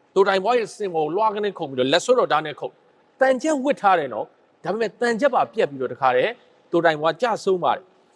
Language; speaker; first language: Burmese; native; Burmese